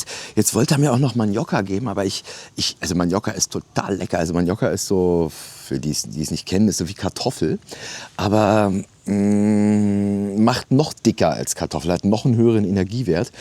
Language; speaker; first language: German; native; German